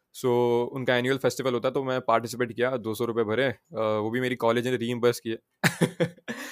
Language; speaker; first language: Hindi; non-native, local second language; Gujarati